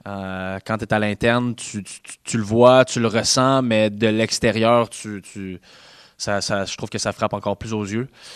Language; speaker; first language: French; native; French